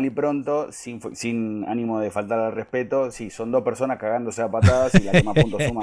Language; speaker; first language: Spanish; native; Spanish